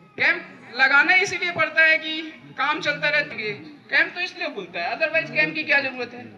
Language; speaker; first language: Hindi; native; Hindi